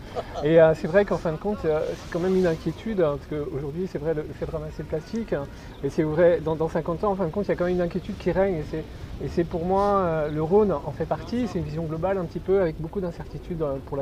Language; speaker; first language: French; native; French